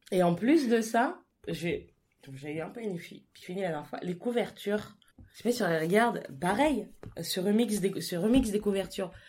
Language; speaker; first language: French; native; French